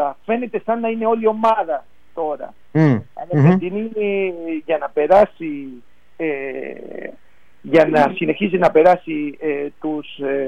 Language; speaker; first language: Greek; non-native, fluent; Spanish